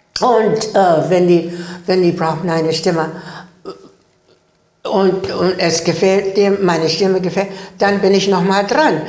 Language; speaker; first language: German; non-native, learner; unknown